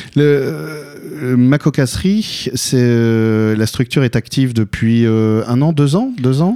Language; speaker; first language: French; native; French